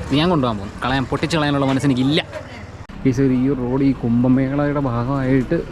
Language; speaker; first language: Malayalam; native; Malayalam